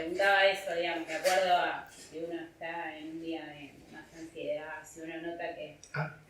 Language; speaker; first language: Spanish; native; Spanish